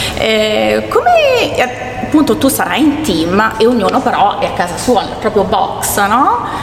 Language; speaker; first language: Italian; native; Italian